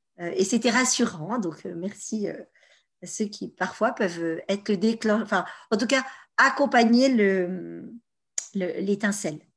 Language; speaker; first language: French; native; French